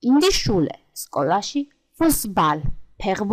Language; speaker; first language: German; non-native, fluent; Georgian